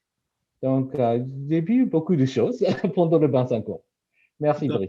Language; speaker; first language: French; non-native, fluent; Japanese